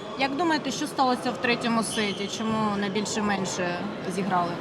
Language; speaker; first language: Ukrainian; native; Ukrainian